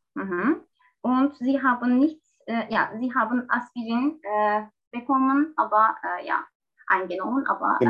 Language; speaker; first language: German; non-native, learner; Turkish